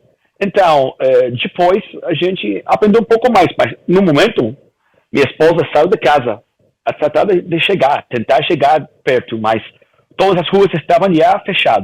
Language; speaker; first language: Portuguese; early bilingual, heritage; Portuguese